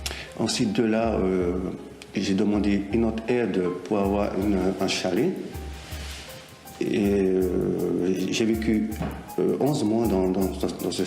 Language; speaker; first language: French; non-native, local second language; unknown